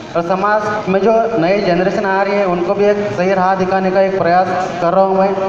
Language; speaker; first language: Hindi; non-native, local second language; Marathi